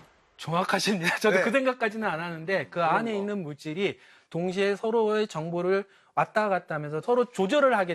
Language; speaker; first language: Korean; native; Korean